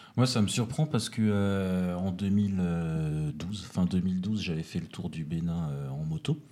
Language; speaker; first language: French; native; French